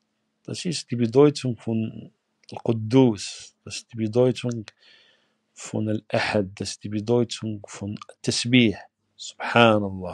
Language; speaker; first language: German; non-native, fluent; Arabic